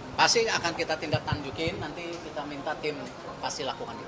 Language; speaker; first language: Indonesian; native; Indonesian